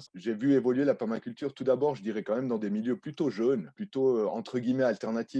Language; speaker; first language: French; native; French